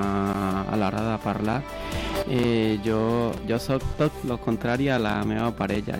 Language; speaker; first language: Catalan; non-native, learner; Spanish